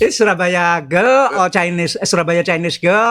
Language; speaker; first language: English; non-native, learner; Indonesian